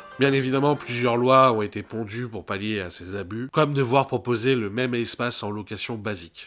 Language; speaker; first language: French; native; French